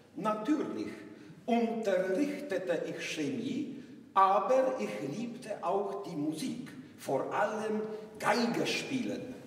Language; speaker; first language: German; non-native, learner; English